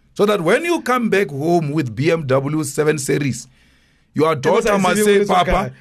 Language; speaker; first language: English; non-native, local second language; Northern Sotho